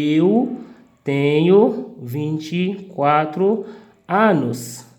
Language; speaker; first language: Portuguese; non-native, fluent; Haitian Creole